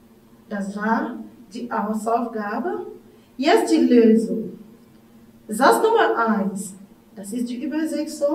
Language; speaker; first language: German; non-native, fluent; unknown